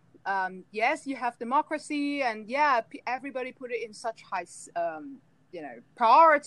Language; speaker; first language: English; non-native, local second language; Cantonese